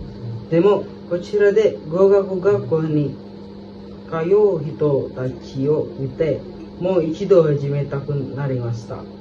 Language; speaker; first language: Japanese; non-native, learner; Indonesian